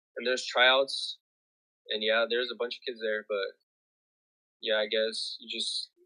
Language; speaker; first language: English; early bilingual, other home language; Spanish